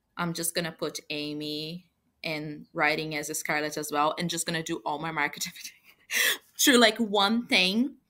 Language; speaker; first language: English; non-native, fluent; Portuguese